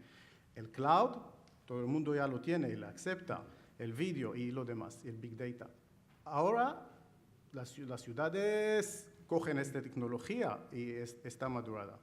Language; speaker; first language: Spanish; non-native, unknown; Chinese